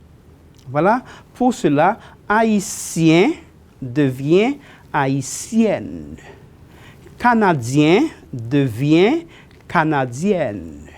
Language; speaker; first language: French; non-native, fluent; Spanish